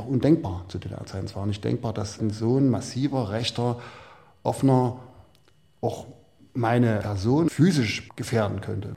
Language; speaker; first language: German; native; German